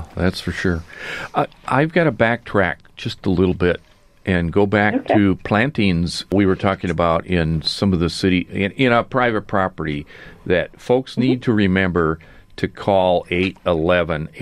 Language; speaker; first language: English; native; English